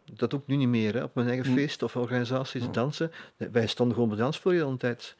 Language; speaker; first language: Dutch; native; Dutch